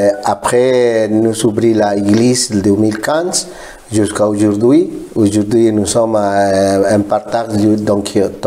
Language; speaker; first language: French; non-native, learner; Spanish